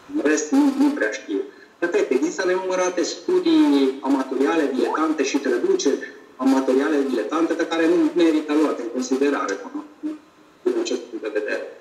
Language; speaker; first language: Romanian; non-native, fluent; Italian